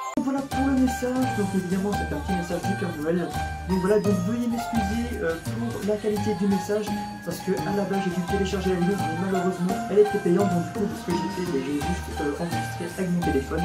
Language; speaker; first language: French; native; French